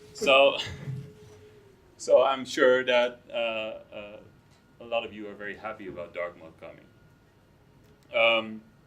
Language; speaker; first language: English; non-native, fluent; Dutch